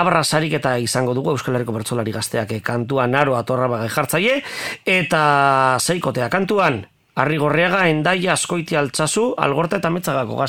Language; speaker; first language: Basque; native; Basque